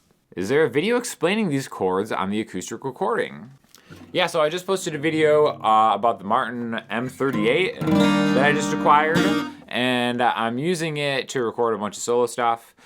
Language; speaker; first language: English; native; English